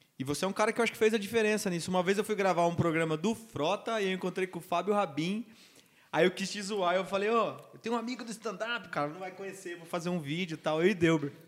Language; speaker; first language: Portuguese; native; Portuguese